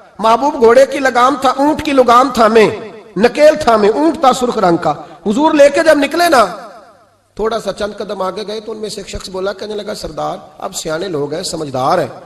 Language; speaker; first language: Urdu; non-native, local second language; Punjabi